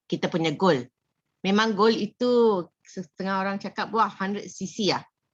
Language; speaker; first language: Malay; non-native, local second language; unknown